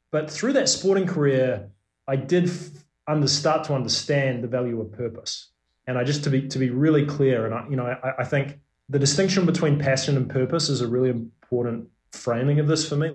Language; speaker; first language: English; native; English